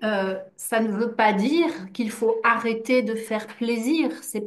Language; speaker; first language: French; native; French